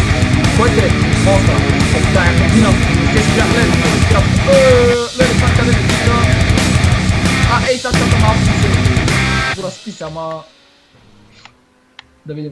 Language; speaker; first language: Bulgarian; native; Bulgarian